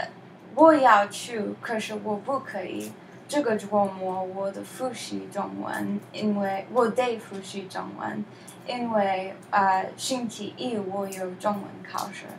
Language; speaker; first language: Chinese; non-native, learner; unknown